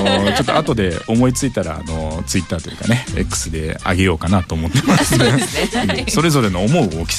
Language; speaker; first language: Japanese; native; Japanese